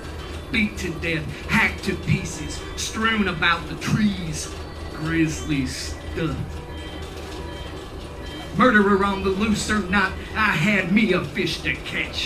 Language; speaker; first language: English; native; English